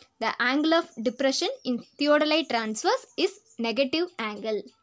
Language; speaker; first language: English; non-native, local second language; Tamil